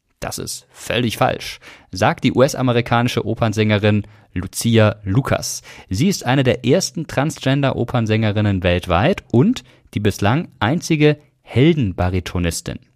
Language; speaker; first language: German; native; German